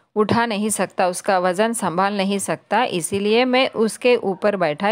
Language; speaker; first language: Hindi; non-native, local second language; Telugu